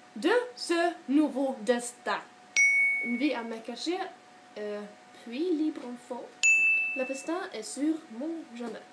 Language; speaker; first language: French; non-native, learner; Swedish